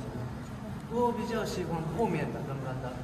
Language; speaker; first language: Chinese; non-native, learner; Japanese